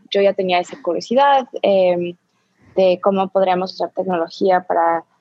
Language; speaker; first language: Spanish; native; Spanish